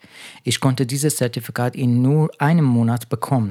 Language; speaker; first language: German; non-native, fluent; Persian